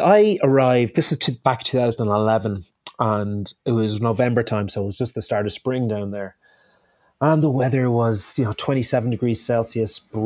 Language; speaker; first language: English; native; English